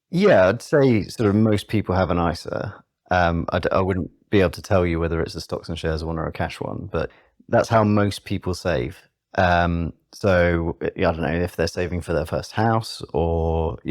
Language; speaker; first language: English; native; English